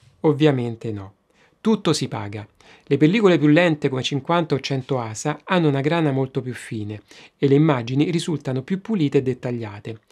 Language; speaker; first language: Italian; native; Italian